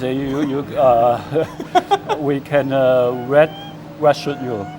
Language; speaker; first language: English; non-native, fluent; Cantonese